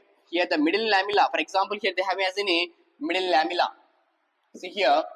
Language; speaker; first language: English; non-native, local second language; Telugu